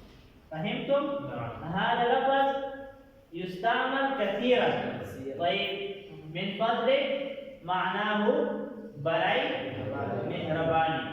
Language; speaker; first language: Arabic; non-native, fluent; Pashto